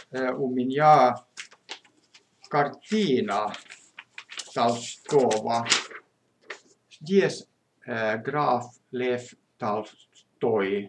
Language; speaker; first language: Russian; non-native, fluent; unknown